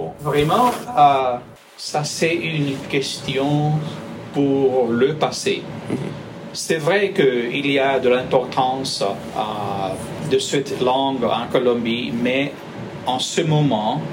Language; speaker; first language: French; non-native, fluent; Spanish